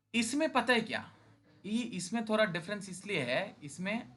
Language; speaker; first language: Hindi; non-native, local second language; Bangla